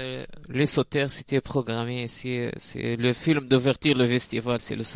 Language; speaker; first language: French; non-native, learner; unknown